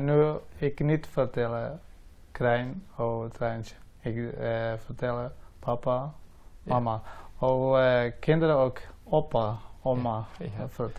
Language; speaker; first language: Dutch; non-native, learner; Persian